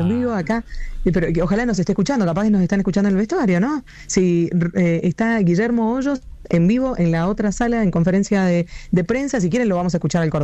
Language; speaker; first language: Spanish; native; Spanish